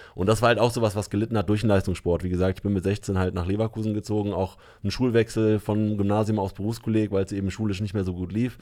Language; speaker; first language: German; native; German